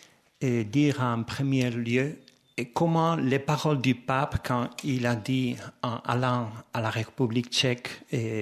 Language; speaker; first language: French; non-native, fluent; Spanish